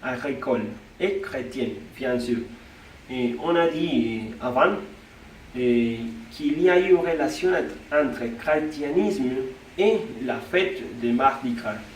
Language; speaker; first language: French; non-native, learner; Spanish